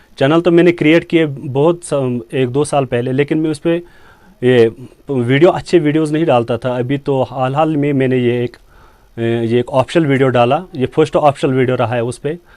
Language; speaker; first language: Hindi; non-native, local second language; Kashmiri